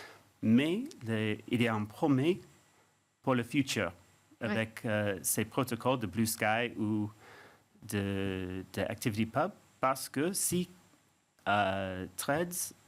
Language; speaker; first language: French; non-native, fluent; English